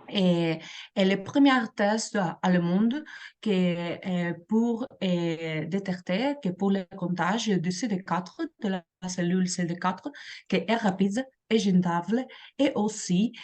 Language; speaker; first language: French; non-native, learner; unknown